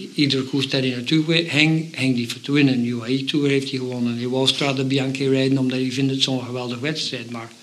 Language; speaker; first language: Dutch; non-native, fluent; English